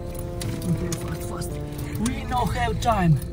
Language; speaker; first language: English; non-native, learner; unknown